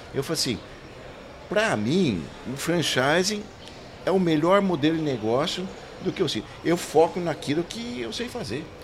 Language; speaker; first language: Portuguese; native; Portuguese